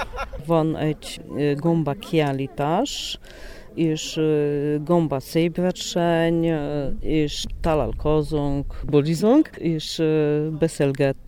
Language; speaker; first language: Hungarian; non-native, learner; Polish